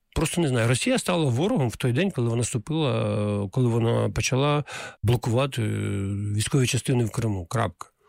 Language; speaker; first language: Ukrainian; non-native, local second language; Russian